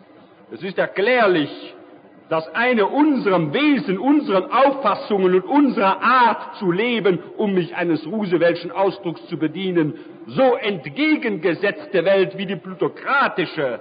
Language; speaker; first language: German; native; German